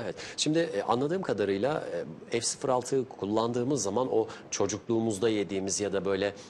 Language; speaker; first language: Turkish; native; Turkish